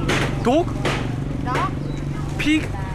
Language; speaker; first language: Korean; native; Korean